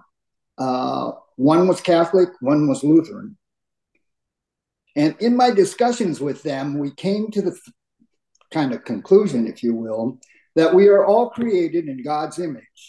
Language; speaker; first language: English; native; English